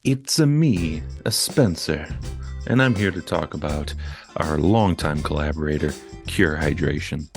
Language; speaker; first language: English; native; English